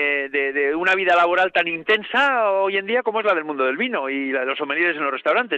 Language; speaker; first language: Spanish; native; Spanish